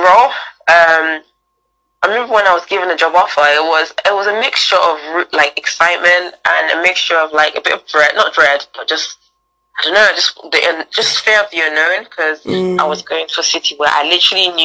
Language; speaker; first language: English; native; English